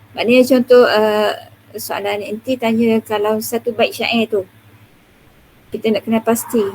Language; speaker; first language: Malay; native; Malay